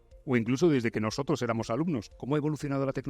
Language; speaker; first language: Spanish; native; Spanish